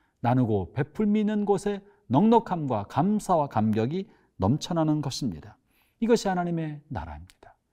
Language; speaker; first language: Korean; native; Korean